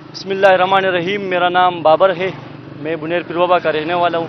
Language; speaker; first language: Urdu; non-native, local second language; Pashto